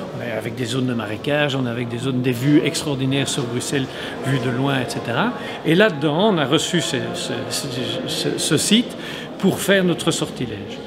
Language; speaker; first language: French; native; French